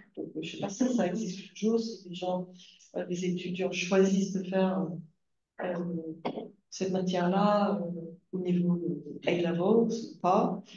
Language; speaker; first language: French; non-native, fluent; English